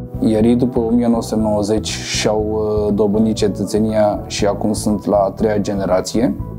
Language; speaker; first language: Romanian; non-native, local second language; Crimean Tatar